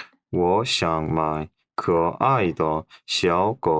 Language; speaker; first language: Chinese; non-native, learner; Korean